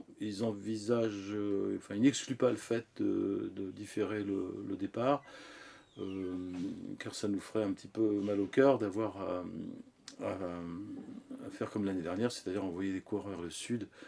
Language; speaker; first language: French; native; French